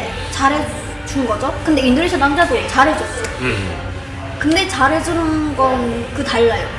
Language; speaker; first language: Korean; non-native, fluent; Indonesian